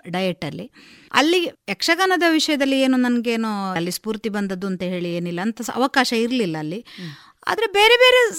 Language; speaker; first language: Kannada; native; Kannada